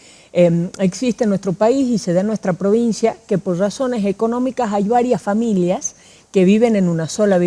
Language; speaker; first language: Spanish; native; Spanish